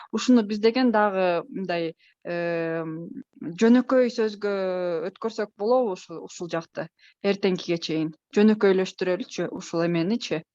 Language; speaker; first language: Kyrgyz; native; Kyrgyz